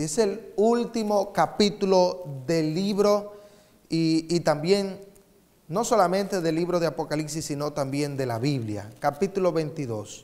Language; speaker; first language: Spanish; native; Spanish